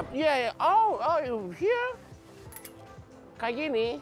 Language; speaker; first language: English; non-native, learner; Indonesian